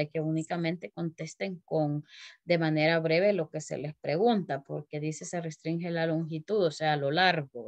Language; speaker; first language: Spanish; native; Spanish